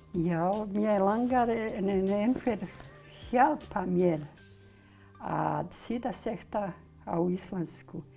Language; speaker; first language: Icelandic; non-native, learner; Serbian